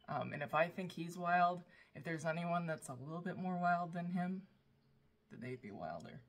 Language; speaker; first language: English; native; English